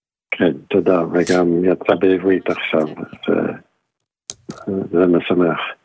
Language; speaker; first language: Hebrew; non-native, fluent; English